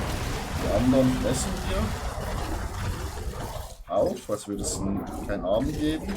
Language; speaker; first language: German; native; German